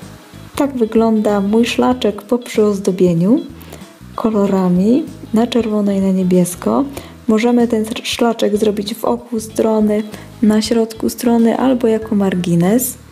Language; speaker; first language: Polish; native; Polish